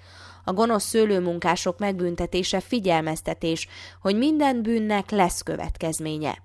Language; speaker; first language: Hungarian; native; Hungarian